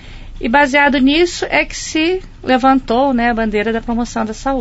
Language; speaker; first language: Portuguese; native; Portuguese